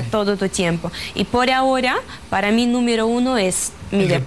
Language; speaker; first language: Spanish; non-native, fluent; Russian